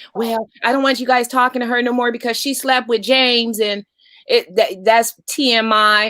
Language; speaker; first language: English; native; English